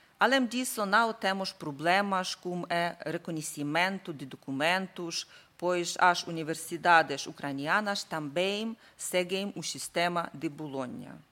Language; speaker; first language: Portuguese; non-native, learner; Ukrainian